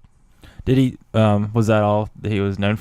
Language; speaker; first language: English; native; English